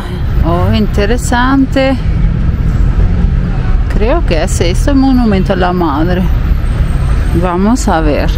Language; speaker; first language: Spanish; non-native, fluent; Italian